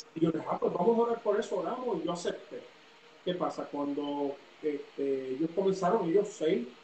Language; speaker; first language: Spanish; early bilingual, heritage; Spanish